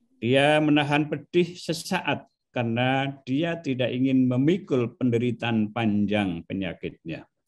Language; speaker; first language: Indonesian; non-native, local second language; Javanese